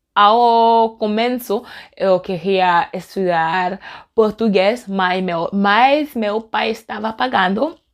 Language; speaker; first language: Portuguese; non-native, learner; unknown